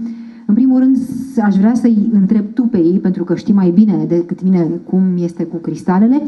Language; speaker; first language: Romanian; native; Romanian